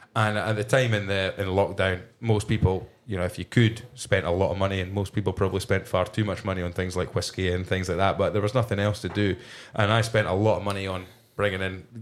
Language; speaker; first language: English; native; English